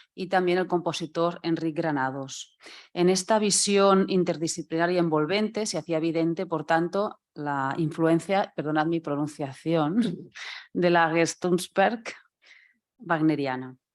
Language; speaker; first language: Spanish; non-native, local second language; Catalan